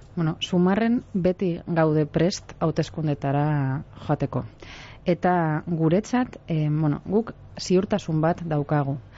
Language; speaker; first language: Basque; non-native, local second language; Spanish